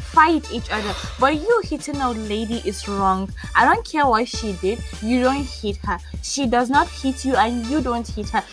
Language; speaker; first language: English; non-native, local second language; Hausa